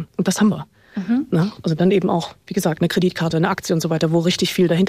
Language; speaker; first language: German; native; German